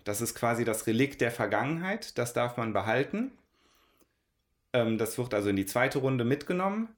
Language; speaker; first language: German; native; German